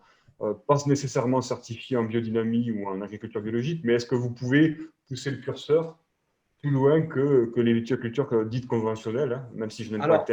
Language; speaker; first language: French; native; French